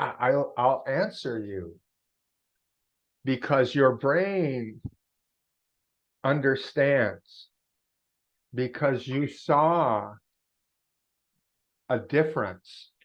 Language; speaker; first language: English; non-native, fluent; Vietnamese